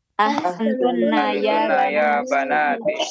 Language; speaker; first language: Arabic; non-native, learner; Indonesian